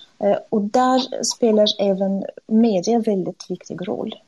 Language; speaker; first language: Swedish; non-native, fluent; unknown